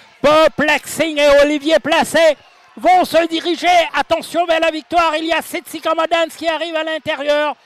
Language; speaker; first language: French; non-native, local second language; Morisyen